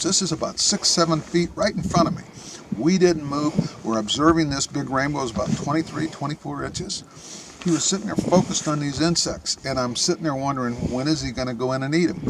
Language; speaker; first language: English; native; English